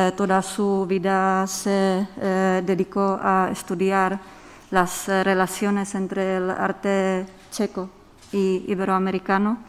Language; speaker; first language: Spanish; non-native, fluent; Czech